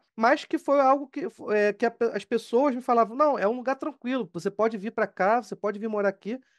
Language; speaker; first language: Portuguese; native; Portuguese